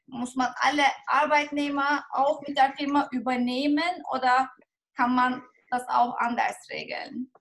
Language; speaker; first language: German; non-native, fluent; Turkish